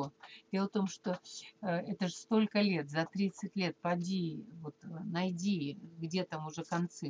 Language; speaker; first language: Russian; native; Russian